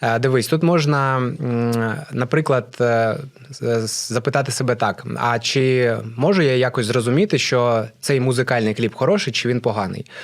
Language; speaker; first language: Ukrainian; non-native, local second language; Russian